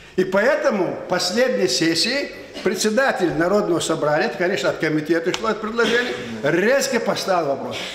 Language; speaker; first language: Russian; non-native, local second language; Lezghian